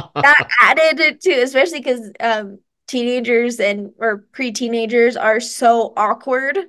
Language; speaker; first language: English; native; English